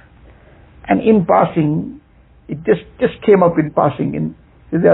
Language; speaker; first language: English; native; English